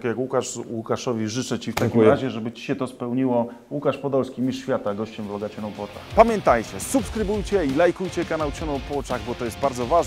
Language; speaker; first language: Polish; native; Polish